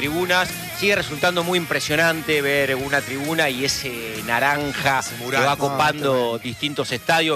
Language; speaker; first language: Spanish; native; Spanish